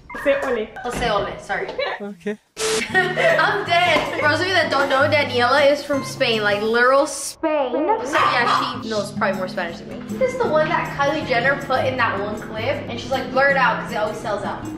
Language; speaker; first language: English; native; English